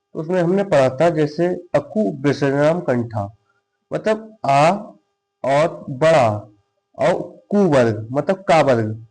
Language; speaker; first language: Hindi; native; Hindi